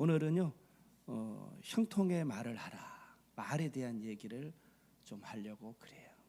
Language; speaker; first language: Korean; native; Korean